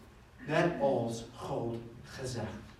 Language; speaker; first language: Dutch; non-native, fluent; English